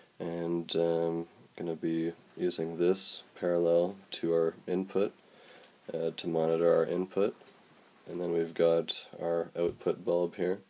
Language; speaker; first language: English; native; English